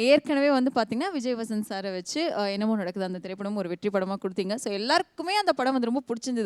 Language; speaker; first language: Tamil; native; Tamil